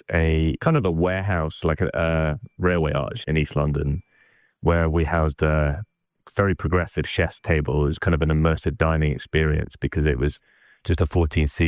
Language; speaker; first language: English; native; English